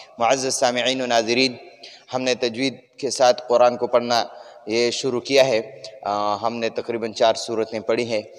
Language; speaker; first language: Urdu; non-native, local second language; Pashto